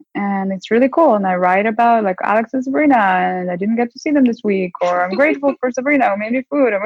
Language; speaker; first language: English; non-native, fluent; Hebrew